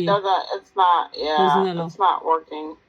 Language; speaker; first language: English; native; English